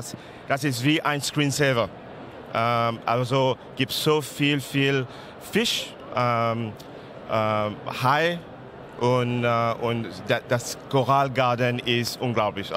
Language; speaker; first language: German; non-native, learner; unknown